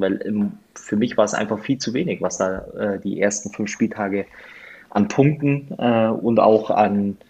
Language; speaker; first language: German; native; German